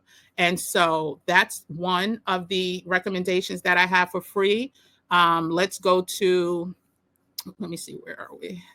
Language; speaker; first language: English; native; English